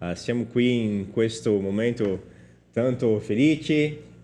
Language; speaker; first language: Italian; non-native, learner; Portuguese